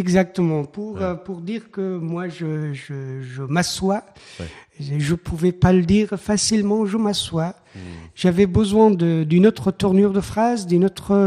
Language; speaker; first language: French; non-native, fluent; Persian